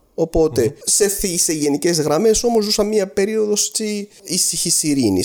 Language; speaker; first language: Greek; non-native, fluent; Arabic